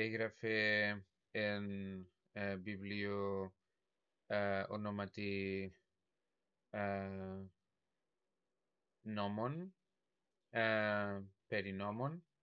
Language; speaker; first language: Greek; non-native, learner; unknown